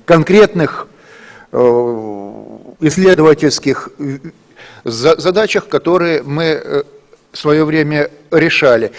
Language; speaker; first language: Russian; native; Russian